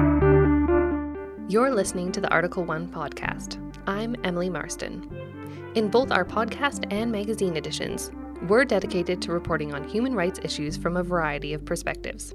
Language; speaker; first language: English; native; English